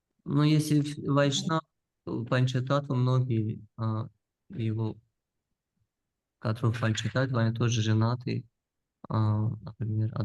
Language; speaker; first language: Russian; non-native, fluent; Georgian